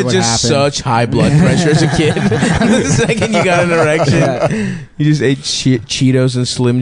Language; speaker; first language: English; native; English